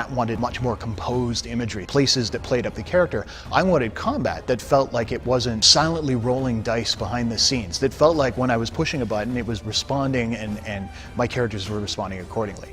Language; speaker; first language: English; native; English